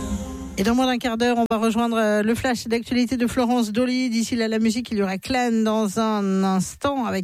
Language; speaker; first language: French; native; French